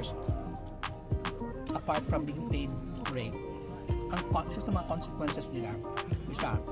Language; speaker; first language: Filipino; native; Filipino